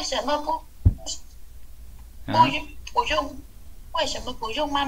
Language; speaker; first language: Chinese; non-native, learner; Vietnamese